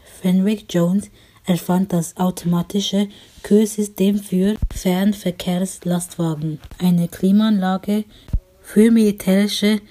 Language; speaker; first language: German; native; German